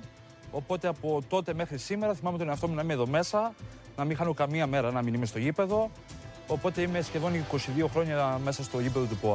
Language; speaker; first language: Greek; native; Greek